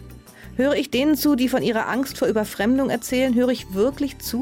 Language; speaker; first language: German; native; German